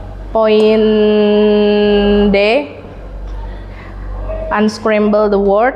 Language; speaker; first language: English; non-native, learner; Indonesian